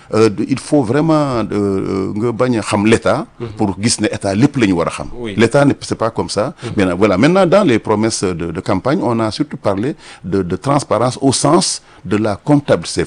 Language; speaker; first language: French; non-native, local second language; Wolof